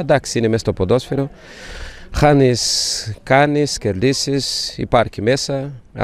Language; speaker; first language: Greek; non-native, fluent; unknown